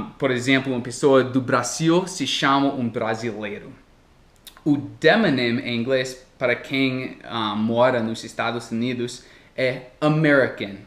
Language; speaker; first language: Portuguese; non-native, fluent; English